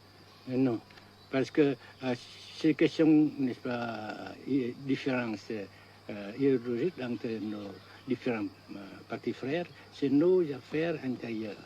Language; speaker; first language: French; non-native, local second language; Vietnamese